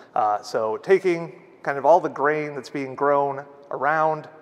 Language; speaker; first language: English; native; English